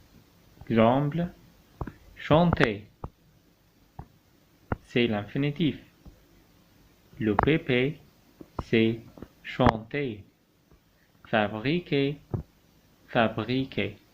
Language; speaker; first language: French; non-native, local second language; Arabic